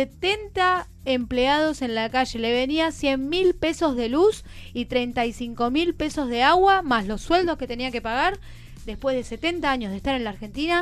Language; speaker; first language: Spanish; native; Spanish